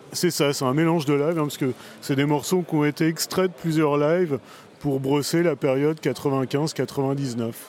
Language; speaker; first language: French; native; French